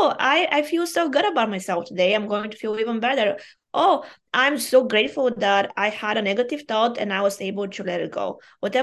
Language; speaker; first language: English; non-native, fluent; Bulgarian